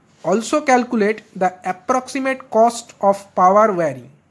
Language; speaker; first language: English; non-native, local second language; Bangla